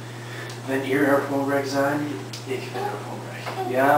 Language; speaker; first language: German; non-native, learner; English